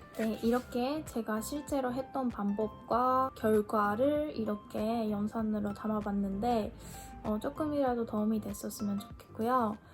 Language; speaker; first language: Korean; non-native, fluent; Japanese